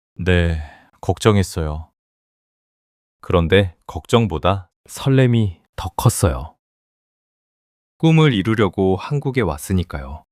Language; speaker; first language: Korean; early bilingual, heritage; English